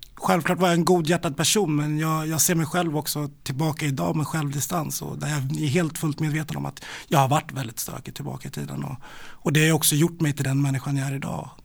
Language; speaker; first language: Swedish; native; Swedish